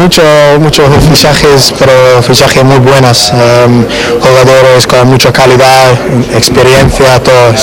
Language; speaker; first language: Spanish; non-native, learner; English